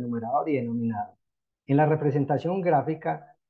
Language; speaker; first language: Spanish; native; Spanish